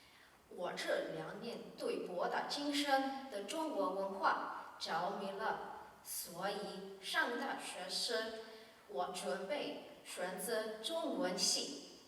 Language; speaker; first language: Chinese; non-native, learner; Slovenian